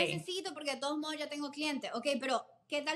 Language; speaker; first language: Spanish; native; Spanish